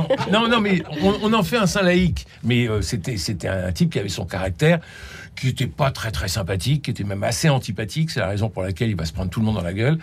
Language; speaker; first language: French; native; French